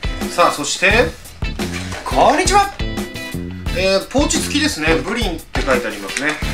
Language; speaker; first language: Japanese; native; Japanese